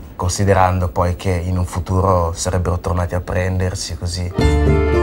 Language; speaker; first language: Italian; early bilingual, other home language; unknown